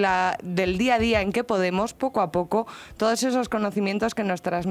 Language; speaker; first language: Spanish; native; Spanish